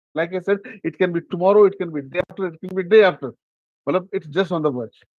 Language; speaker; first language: Hindi; native; Hindi